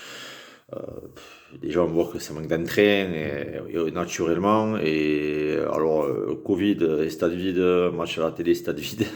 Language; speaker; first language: French; native; French